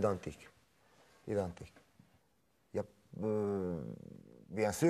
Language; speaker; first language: French; non-native, fluent; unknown